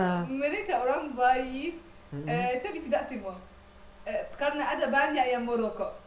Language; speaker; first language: Indonesian; non-native, learner; Arabic